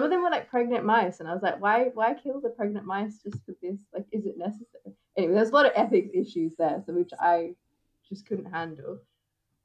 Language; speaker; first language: English; native; English